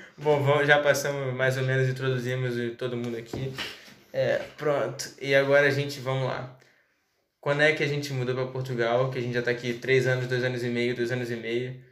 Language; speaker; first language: Portuguese; native; Portuguese